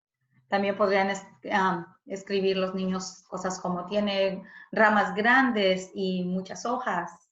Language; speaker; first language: Spanish; early bilingual, heritage; Spanish